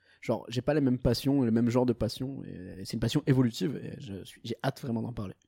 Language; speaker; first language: French; early bilingual, other home language; Portuguese